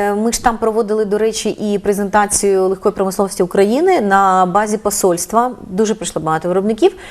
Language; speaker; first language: Ukrainian; native; Ukrainian